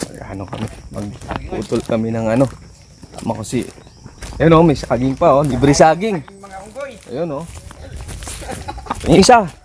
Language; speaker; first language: Filipino; non-native, local second language; Iloko